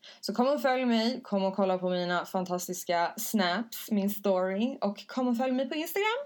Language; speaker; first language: Swedish; native; Swedish